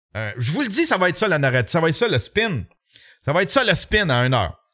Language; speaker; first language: French; native; French